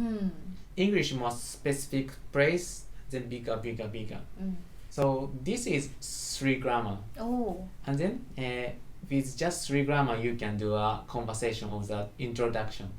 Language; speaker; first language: English; non-native, learner; Japanese